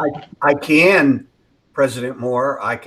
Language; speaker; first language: English; native; English